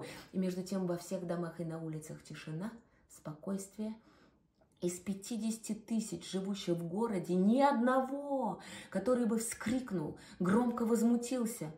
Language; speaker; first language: Russian; native; Russian